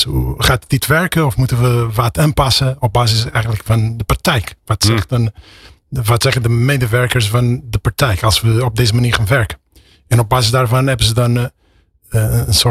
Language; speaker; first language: Dutch; non-native, fluent; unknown